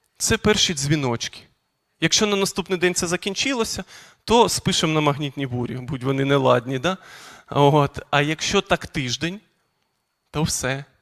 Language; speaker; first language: Ukrainian; non-native, local second language; Russian